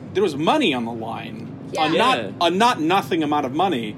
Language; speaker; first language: English; native; English